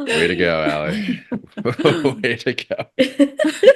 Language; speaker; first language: English; native; English